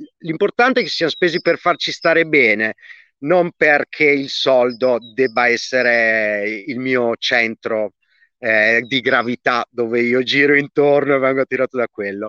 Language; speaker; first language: Italian; native; Italian